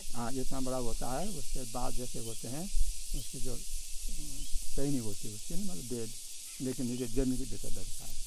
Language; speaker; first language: Hindi; native; Hindi